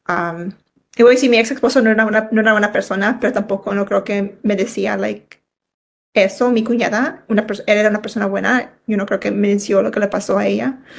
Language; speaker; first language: Spanish; early bilingual, heritage; Spanish